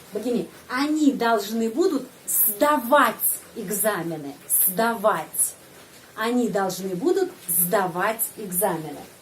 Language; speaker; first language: Russian; non-native, fluent; Indonesian